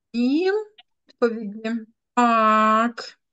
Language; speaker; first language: Turkish; non-native, fluent; Ukrainian